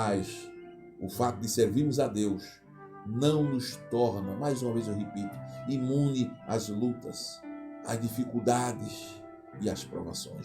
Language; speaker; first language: Portuguese; native; Portuguese